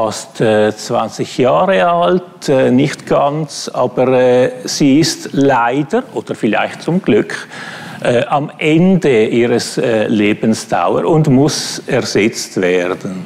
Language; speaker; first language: German; non-native, fluent; Italian